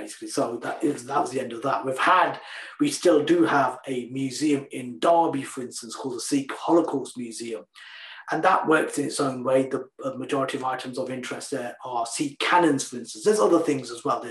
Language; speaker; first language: English; native; English